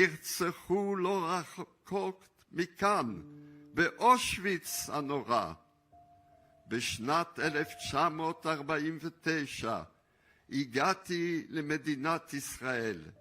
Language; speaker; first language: Hebrew; non-native, fluent; French